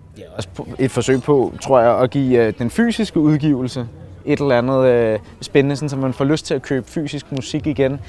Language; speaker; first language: Danish; native; Danish